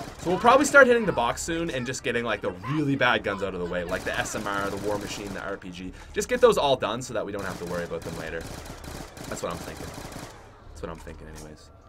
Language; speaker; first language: English; native; English